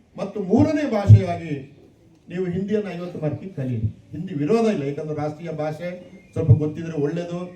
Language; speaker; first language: Kannada; non-native, local second language; Tulu